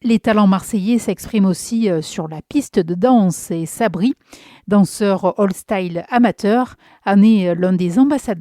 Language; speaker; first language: French; native; French